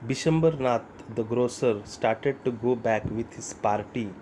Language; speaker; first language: English; non-native, local second language; Marathi